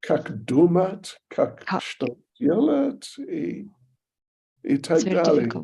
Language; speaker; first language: Russian; non-native, learner; English